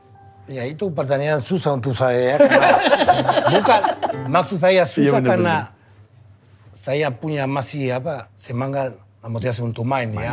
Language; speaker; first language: Indonesian; non-native, fluent; Spanish